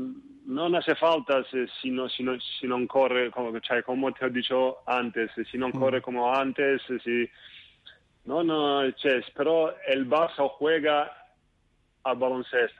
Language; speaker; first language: Spanish; non-native, fluent; Italian